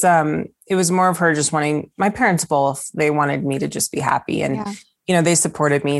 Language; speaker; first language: English; native; English